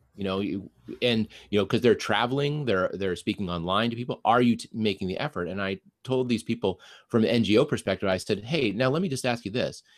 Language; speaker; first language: English; native; English